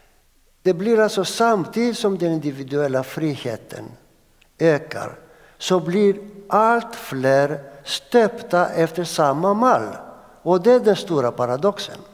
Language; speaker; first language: Swedish; non-native, fluent; Greek